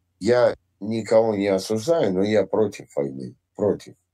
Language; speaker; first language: Russian; native; Russian